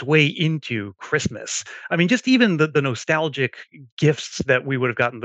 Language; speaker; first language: English; native; English